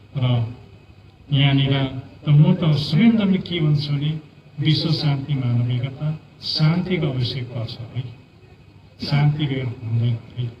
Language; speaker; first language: Nepali; non-native, local second language; Limbu